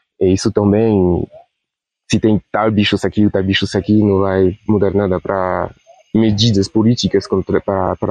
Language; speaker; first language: Portuguese; non-native, fluent; Spanish